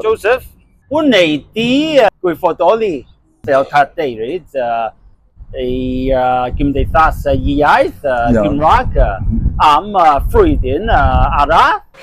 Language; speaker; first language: Welsh; non-native, learner; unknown